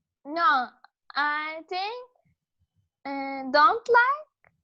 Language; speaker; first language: English; non-native, learner; Turkish